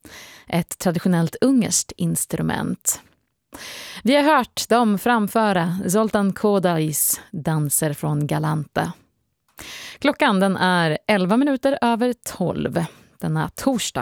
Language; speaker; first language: Swedish; native; Swedish